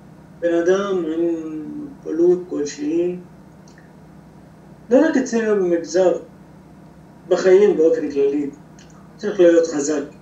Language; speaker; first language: Hebrew; non-native, local second language; Arabic